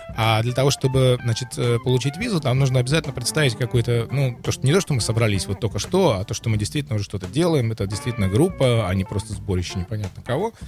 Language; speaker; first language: Russian; native; Russian